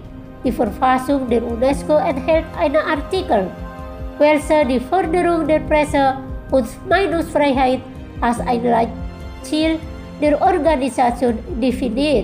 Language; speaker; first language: German; non-native, fluent; Indonesian